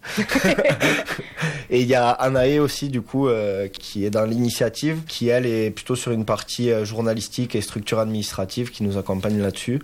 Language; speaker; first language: French; native; French